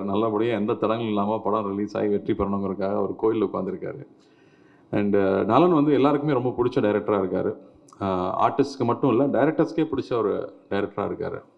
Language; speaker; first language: Tamil; native; Tamil